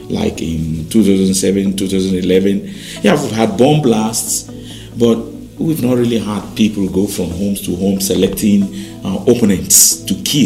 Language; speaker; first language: English; non-native, local second language; Yoruba